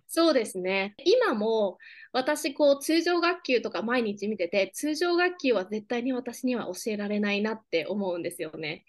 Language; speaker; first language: Japanese; native; Japanese